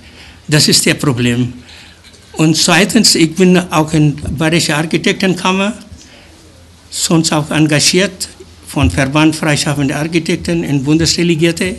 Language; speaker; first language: German; early bilingual, other home language; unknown